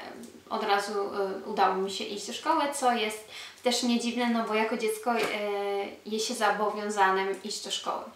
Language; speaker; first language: Polish; early bilingual, heritage; Polish